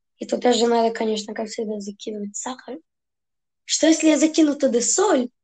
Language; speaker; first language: Russian; early bilingual, heritage; Russian